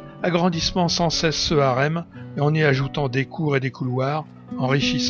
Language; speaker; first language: French; native; French